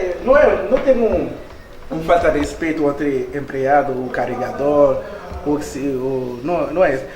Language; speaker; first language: Portuguese; non-native, learner; Haitian Creole